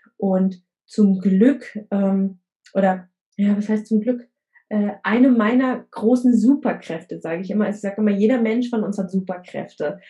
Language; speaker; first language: German; early bilingual, other home language; Vietnamese